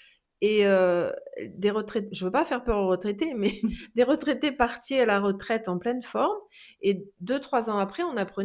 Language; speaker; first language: French; native; French